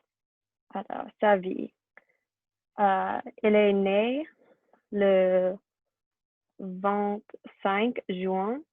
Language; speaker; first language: French; non-native, learner; English